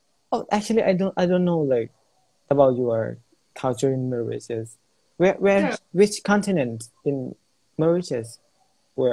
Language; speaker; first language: English; non-native, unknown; Thai